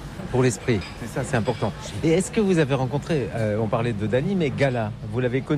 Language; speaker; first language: French; native; French